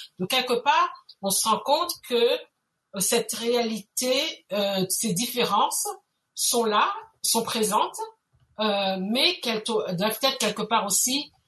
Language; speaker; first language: French; native; French